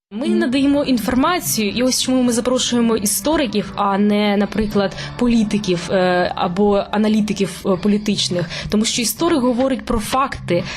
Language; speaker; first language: Ukrainian; native; Ukrainian